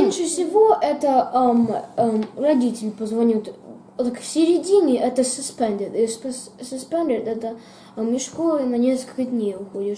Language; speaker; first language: Russian; early bilingual, heritage; Russian